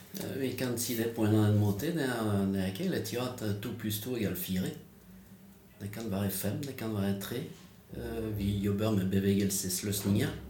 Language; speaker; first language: Norwegian; non-native, fluent; French